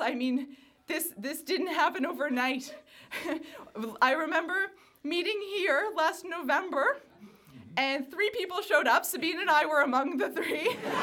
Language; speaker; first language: English; native; English